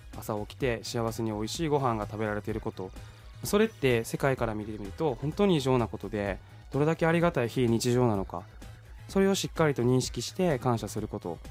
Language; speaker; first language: Japanese; native; Japanese